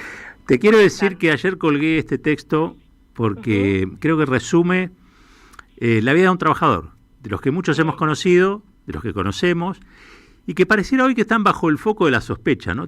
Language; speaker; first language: Spanish; native; Spanish